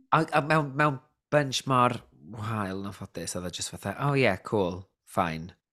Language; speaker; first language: Welsh; native; Welsh